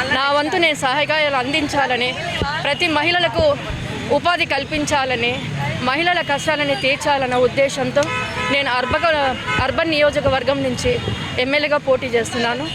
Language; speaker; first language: Telugu; native; Telugu